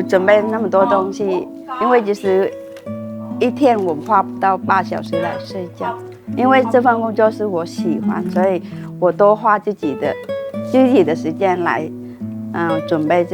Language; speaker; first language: Chinese; non-native, fluent; Vietnamese